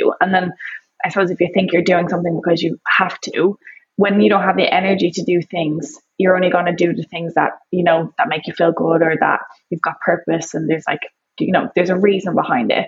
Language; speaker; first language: English; native; English